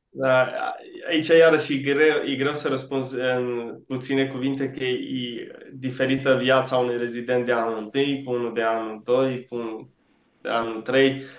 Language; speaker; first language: Romanian; early bilingual, heritage; Romanian